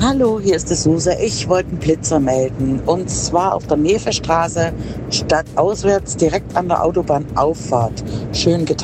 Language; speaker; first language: German; native; German